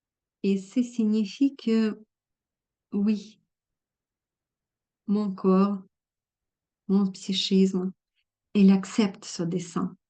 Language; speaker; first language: French; non-native, fluent; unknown